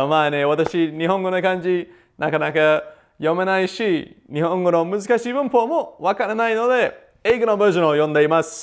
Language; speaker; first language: Japanese; non-native, learner; English